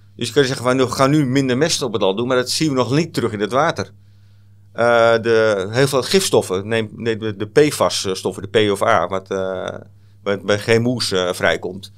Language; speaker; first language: Dutch; native; Dutch